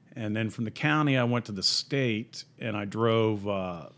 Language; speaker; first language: English; native; English